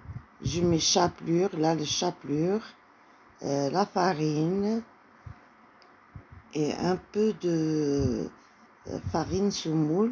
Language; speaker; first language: French; non-native, fluent; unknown